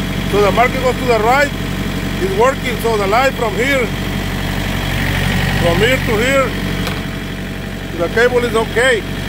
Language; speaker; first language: English; non-native, learner; Spanish